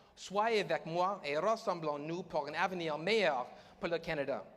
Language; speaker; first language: French; non-native, learner; English